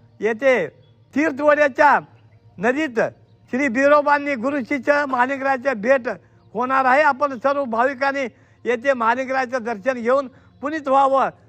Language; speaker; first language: Marathi; non-native, local second language; Kannada